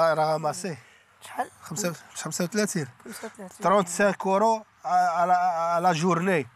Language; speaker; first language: French; non-native, learner; Arabic